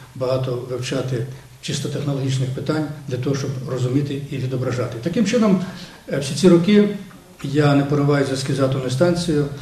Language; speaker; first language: Ukrainian; native; Ukrainian